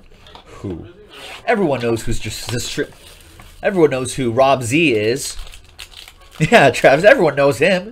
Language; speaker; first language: English; native; English